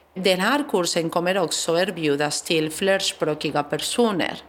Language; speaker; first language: Swedish; non-native, fluent; Spanish